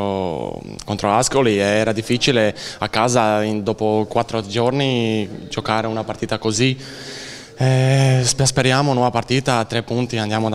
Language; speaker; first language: Italian; non-native, learner; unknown